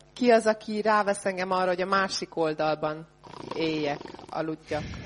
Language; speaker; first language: Hungarian; native; Hungarian